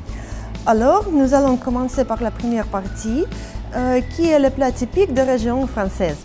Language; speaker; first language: French; non-native, learner; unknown